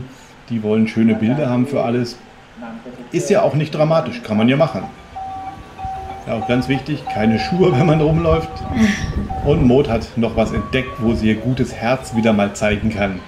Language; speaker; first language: German; native; German